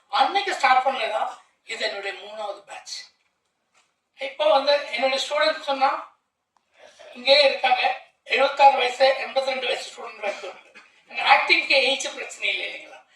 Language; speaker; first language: Tamil; non-native, local second language; Malayalam